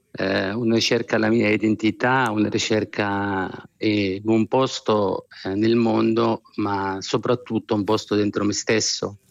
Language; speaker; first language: Italian; non-native, fluent; Arabic